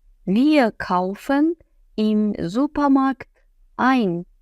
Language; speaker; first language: German; non-native, fluent; Azerbaijani